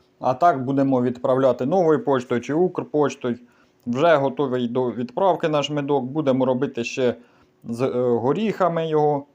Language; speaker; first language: Ukrainian; native; Ukrainian